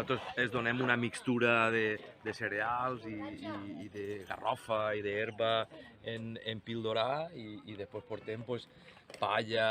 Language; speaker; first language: Catalan; native; Catalan